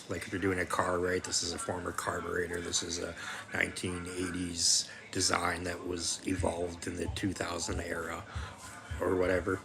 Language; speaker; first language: English; native; English